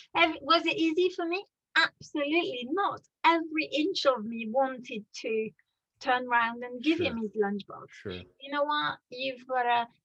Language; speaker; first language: English; non-native, fluent; French